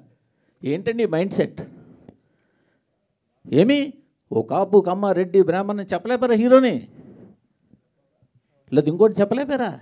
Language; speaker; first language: Telugu; native; Telugu